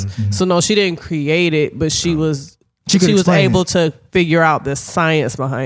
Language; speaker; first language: English; native; English